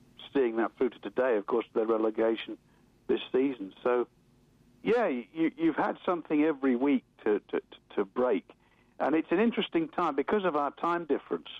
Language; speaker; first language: English; native; English